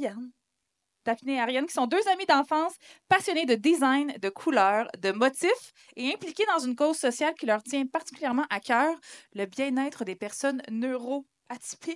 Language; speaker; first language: French; native; French